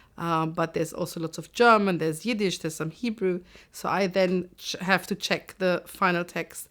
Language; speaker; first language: English; non-native, fluent; German